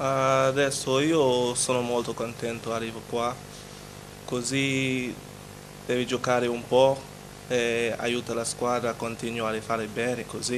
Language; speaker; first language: Italian; non-native, learner; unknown